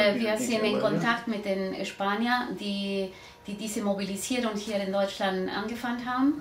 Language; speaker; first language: German; non-native, learner; Spanish